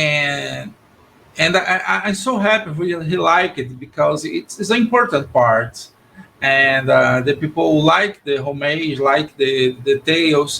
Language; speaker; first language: English; non-native, learner; Portuguese